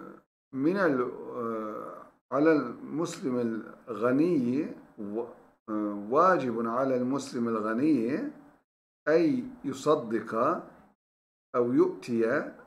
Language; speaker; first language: Arabic; non-native, fluent; Turkish